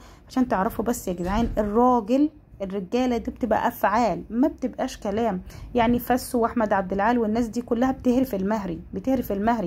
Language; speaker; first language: Arabic; native; Arabic